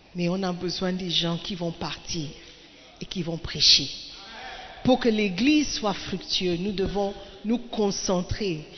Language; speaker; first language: French; non-native, fluent; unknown